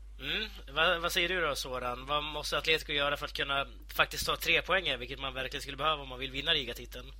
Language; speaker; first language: Swedish; native; Swedish